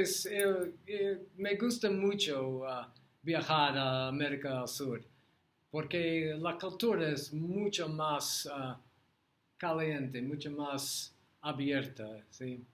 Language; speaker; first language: Spanish; non-native, learner; English